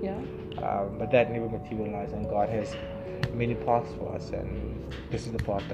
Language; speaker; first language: English; non-native, local second language; Xhosa